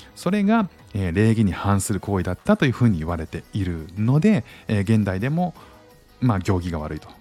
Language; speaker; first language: Japanese; native; Japanese